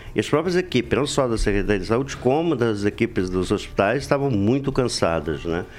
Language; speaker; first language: Portuguese; native; Portuguese